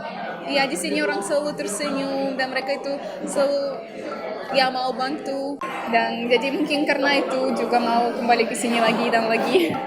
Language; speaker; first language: Indonesian; non-native, fluent; Russian